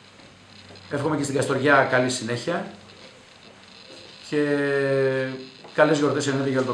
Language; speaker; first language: Greek; native; Greek